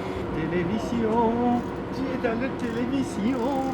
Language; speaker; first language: French; non-native, fluent; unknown